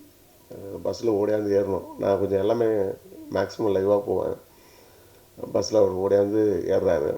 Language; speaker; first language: Tamil; native; Tamil